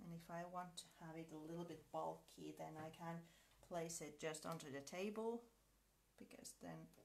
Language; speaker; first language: English; non-native, fluent; Finnish